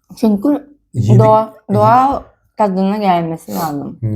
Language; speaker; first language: Turkish; non-native, learner; Russian